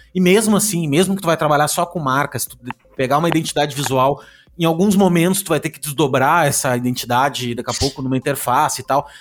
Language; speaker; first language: Portuguese; native; Portuguese